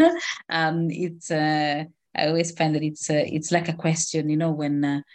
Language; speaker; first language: English; non-native, fluent; Italian